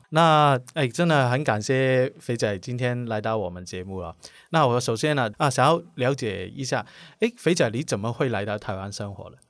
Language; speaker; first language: Chinese; non-native, local second language; Cantonese